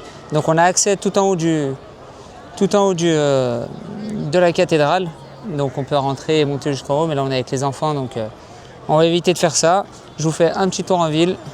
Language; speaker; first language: French; native; French